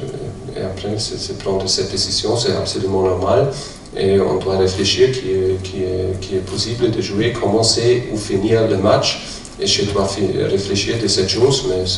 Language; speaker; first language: French; non-native, fluent; German